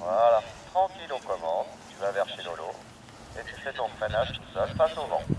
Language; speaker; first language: French; native; French